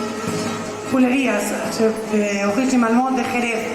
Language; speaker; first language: French; non-native, learner; Spanish